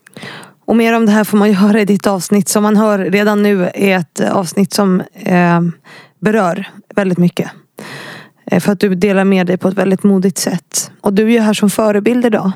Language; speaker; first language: Swedish; native; Swedish